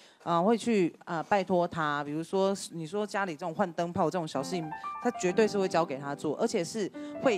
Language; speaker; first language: Chinese; native; Chinese